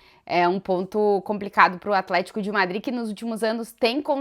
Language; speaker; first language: Portuguese; native; Portuguese